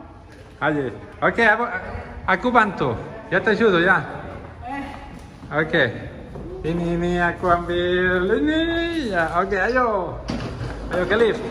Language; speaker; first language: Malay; non-native, fluent; Catalan